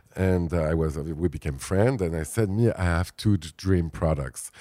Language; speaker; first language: English; non-native, fluent; French